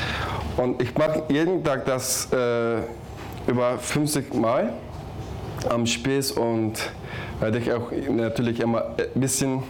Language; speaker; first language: German; non-native, learner; Turkish